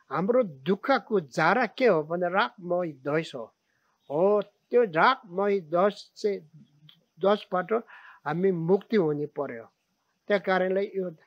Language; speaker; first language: Nepali; non-native, local second language; Tibetan